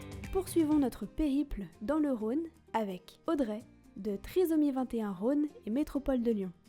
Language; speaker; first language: French; native; French